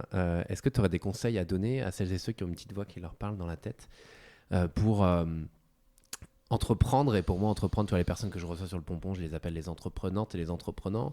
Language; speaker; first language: French; native; French